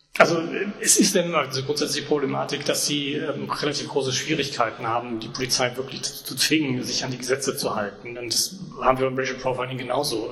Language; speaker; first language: German; native; German